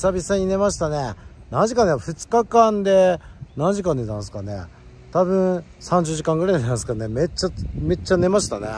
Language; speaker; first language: Japanese; native; Japanese